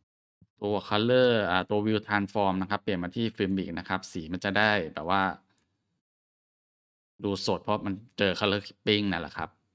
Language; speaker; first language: Thai; native; Thai